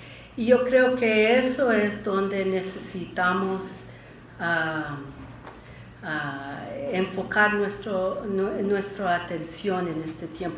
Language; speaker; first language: Spanish; early bilingual, heritage; Spanish